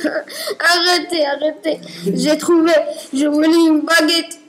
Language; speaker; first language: French; non-native, learner; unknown